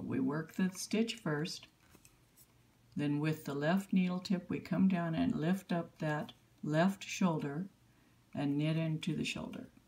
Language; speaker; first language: English; native; English